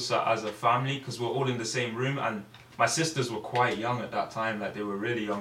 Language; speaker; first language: English; native; English